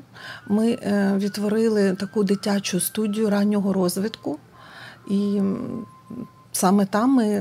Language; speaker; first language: Ukrainian; non-native, local second language; Russian